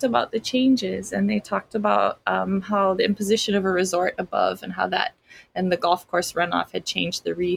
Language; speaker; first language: English; native; English